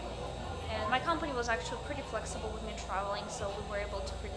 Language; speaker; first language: English; non-native, fluent; Russian